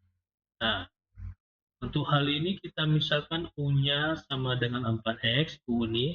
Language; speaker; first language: Indonesian; native; Indonesian